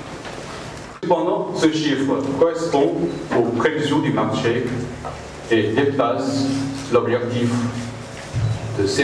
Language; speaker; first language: French; non-native, fluent; Chinese